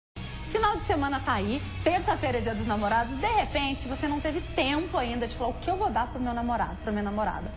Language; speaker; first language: Portuguese; native; Portuguese